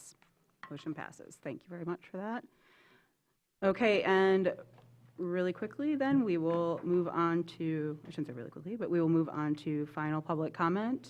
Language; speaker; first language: English; native; English